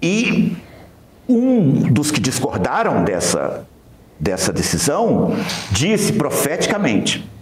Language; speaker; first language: Portuguese; native; Portuguese